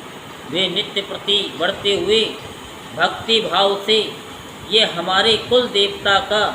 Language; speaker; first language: Hindi; native; Hindi